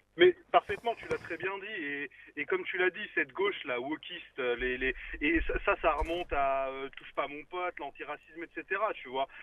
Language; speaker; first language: French; early bilingual, other home language; Kurdish